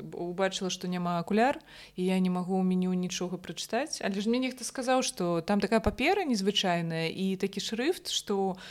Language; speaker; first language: Belarusian; non-native, local second language; Russian